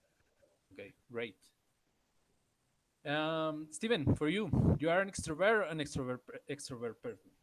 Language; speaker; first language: English; non-native, learner; Spanish